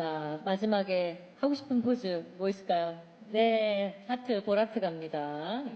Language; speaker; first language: Korean; native; Korean